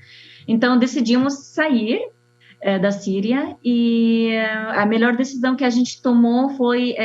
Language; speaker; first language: Portuguese; non-native, fluent; Arabic